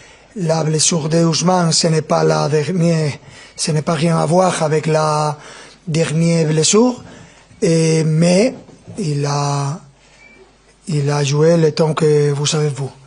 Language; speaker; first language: French; non-native, fluent; Spanish